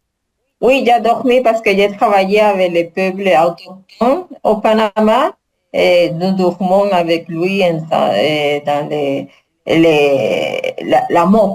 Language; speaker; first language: French; non-native, learner; Spanish